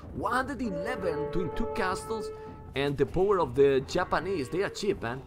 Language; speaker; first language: English; non-native, fluent; Spanish